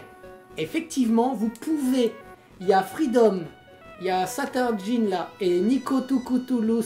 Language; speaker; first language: French; native; French